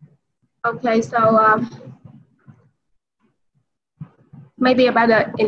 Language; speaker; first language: English; non-native, learner; Vietnamese